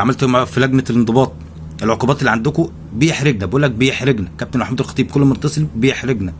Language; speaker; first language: Arabic; native; Arabic